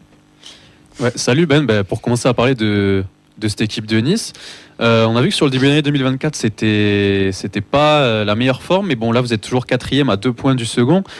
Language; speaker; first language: French; native; French